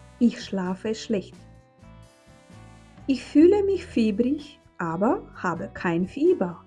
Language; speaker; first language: German; non-native, fluent; Ukrainian